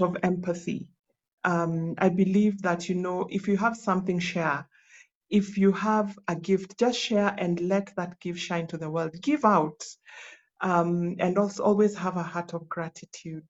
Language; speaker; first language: English; non-native, local second language; Luo (Kenya and Tanzania)